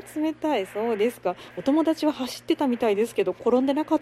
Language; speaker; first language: Japanese; native; Japanese